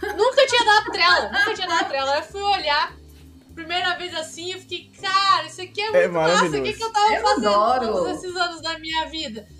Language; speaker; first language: Portuguese; native; Portuguese